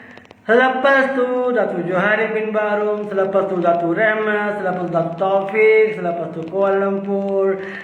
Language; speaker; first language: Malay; non-native, learner; Urdu